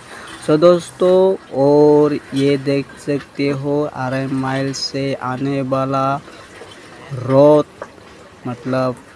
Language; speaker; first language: Hindi; non-native, local second language; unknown